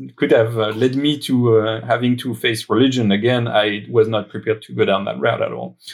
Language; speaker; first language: English; non-native, fluent; French